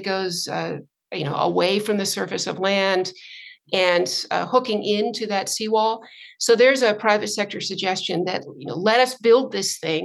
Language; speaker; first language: English; native; English